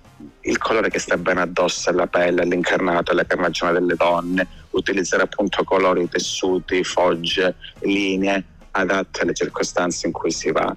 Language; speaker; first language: Italian; native; Italian